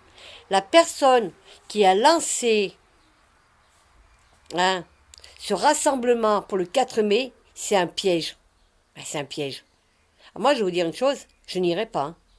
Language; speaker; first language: French; native; French